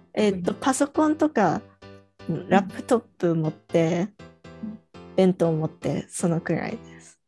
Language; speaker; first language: Japanese; early bilingual, heritage; Japanese